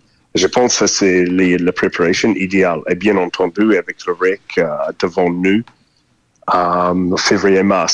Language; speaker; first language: French; non-native, fluent; English